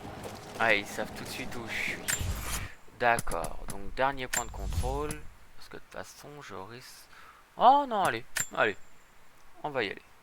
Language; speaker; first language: French; native; French